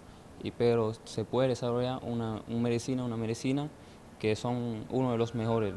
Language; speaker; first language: Spanish; non-native, fluent; Vietnamese